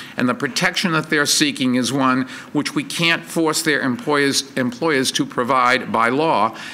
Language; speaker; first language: English; native; English